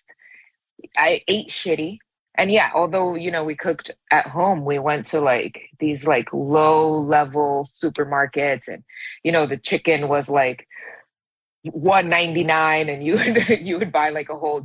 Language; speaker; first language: English; native; English